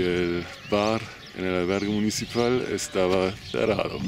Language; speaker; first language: Spanish; non-native, fluent; German